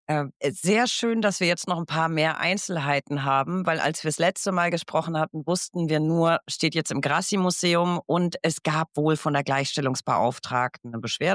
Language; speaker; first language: German; native; German